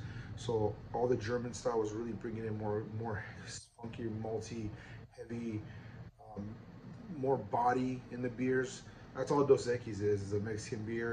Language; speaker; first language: English; native; English